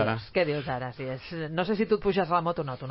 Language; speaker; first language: Catalan; native; Catalan